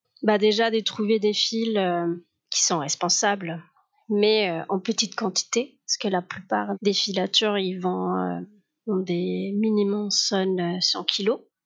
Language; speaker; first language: French; non-native, fluent; Spanish